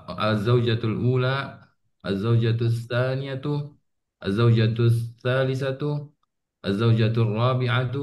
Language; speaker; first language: Arabic; non-native, learner; Indonesian